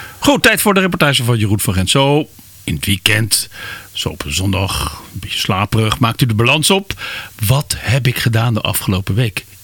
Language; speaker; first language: Dutch; native; Dutch